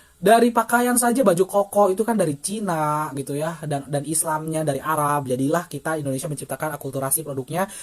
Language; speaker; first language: Indonesian; non-native, local second language; Sundanese